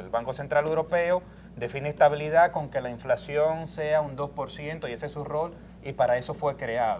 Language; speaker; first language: Spanish; native; Spanish